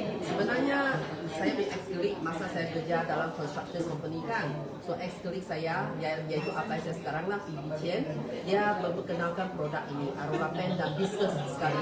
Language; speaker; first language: Malay; non-native, local second language; Chinese